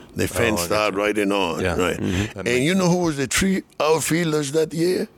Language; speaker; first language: English; non-native, fluent; Spanish